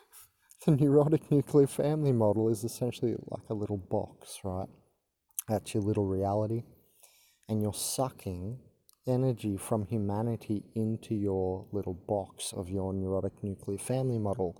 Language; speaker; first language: English; native; English